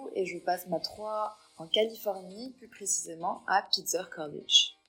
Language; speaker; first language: French; non-native, local second language; Arabic